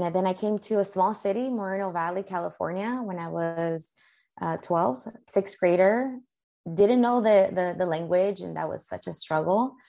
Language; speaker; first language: English; early bilingual, other home language; Spanish